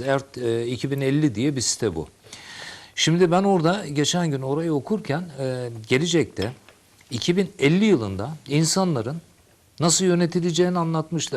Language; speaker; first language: Turkish; native; Turkish